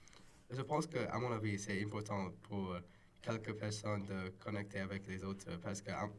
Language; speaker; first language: French; non-native, local second language; English